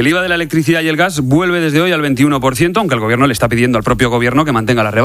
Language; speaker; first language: Spanish; native; Spanish